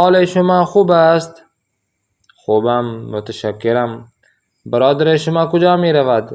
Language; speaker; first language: Persian; non-native, fluent; Urdu